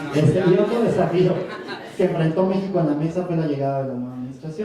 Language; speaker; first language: Spanish; native; Spanish